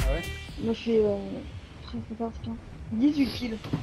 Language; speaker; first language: French; native; French